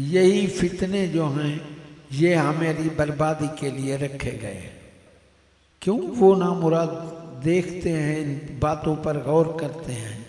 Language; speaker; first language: Urdu; native; Urdu